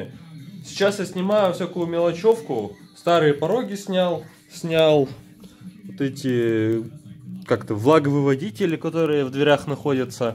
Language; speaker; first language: Russian; native; Russian